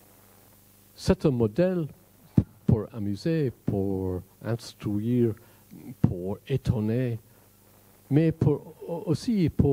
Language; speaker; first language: French; non-native, fluent; English